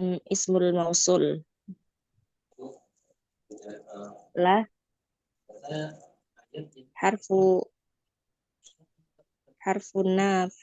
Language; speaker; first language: Arabic; non-native, learner; Indonesian